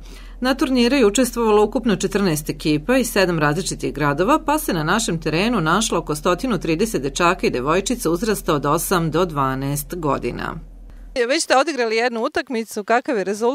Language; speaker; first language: Serbian; native; Serbian